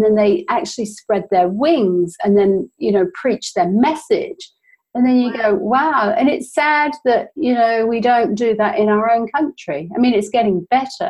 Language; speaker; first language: English; native; English